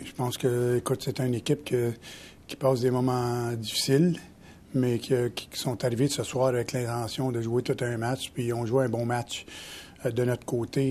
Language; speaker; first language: French; native; French